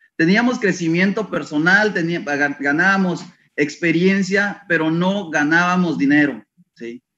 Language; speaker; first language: Spanish; native; Spanish